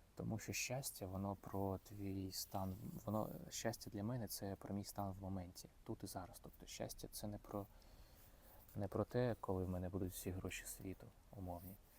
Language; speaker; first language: Ukrainian; non-native, local second language; Russian